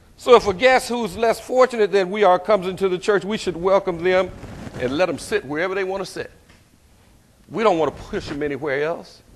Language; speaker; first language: English; native; English